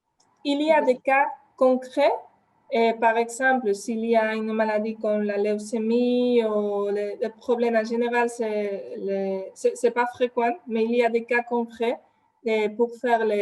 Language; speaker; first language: French; non-native, fluent; Spanish